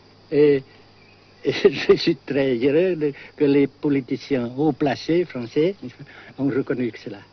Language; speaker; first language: French; non-native, local second language; Vietnamese